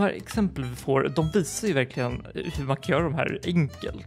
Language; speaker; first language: Swedish; native; Swedish